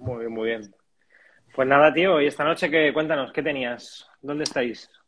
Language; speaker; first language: Spanish; native; Spanish